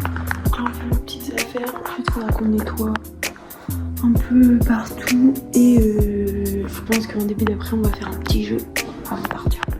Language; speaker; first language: French; native; French